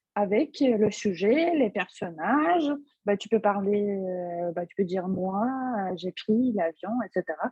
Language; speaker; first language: French; non-native, fluent; Russian